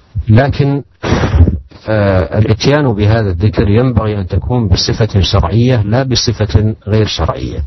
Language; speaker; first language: Arabic; native; Arabic